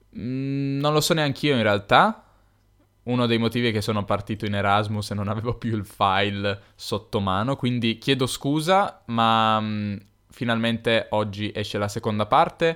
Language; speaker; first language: Italian; native; Italian